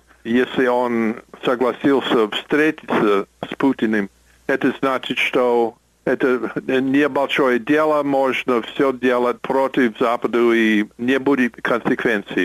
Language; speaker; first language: Russian; non-native, fluent; English